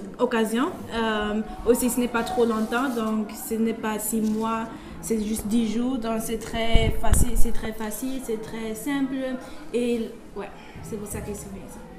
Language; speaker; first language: French; non-native, learner; German